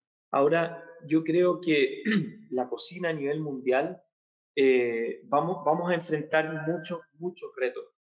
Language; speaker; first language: Italian; non-native, learner; Spanish